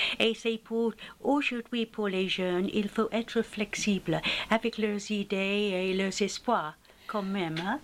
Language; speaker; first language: French; non-native, fluent; English